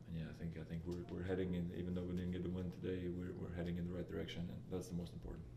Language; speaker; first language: English; non-native, fluent; Latvian